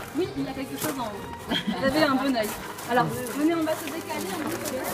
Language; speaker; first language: French; native; French